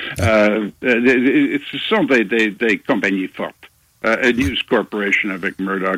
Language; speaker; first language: French; non-native, fluent; English